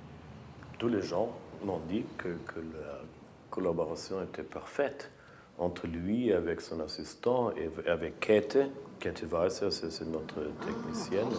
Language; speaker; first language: French; non-native, fluent; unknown